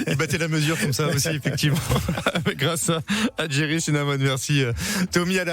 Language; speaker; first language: French; native; French